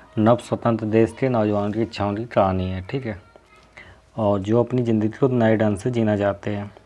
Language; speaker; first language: Hindi; native; Hindi